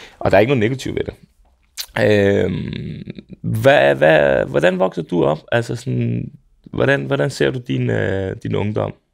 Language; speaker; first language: Danish; early bilingual, other home language; Serbian